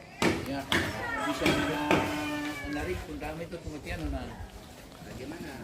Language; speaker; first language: Indonesian; non-native, local second language; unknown